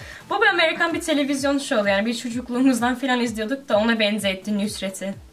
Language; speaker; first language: Turkish; early bilingual, heritage; Turkish